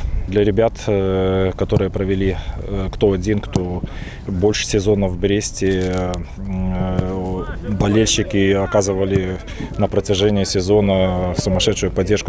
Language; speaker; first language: Russian; native; Russian